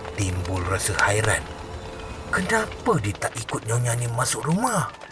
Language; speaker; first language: Malay; native; Malay